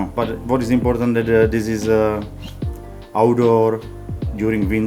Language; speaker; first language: English; non-native, learner; Czech